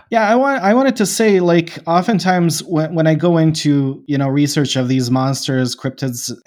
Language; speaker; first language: English; non-native, fluent; Bosnian